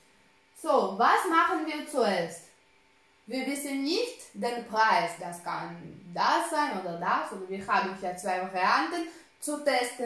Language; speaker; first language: German; non-native, fluent; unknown